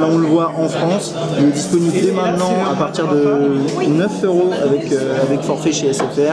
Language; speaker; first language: French; native; French